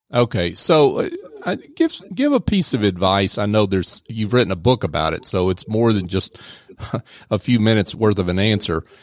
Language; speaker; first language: English; native; English